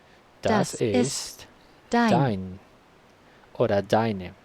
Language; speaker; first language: German; non-native, learner; Spanish